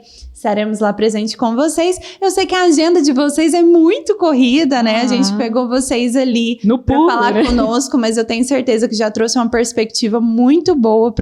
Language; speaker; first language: Portuguese; native; Portuguese